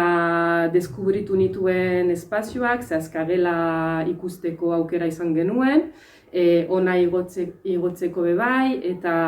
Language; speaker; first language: Basque; non-native, fluent; French